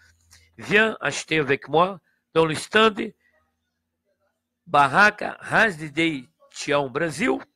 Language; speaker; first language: French; non-native, learner; Portuguese